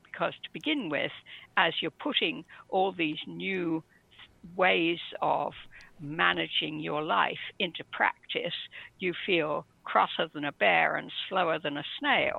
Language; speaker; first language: English; native; English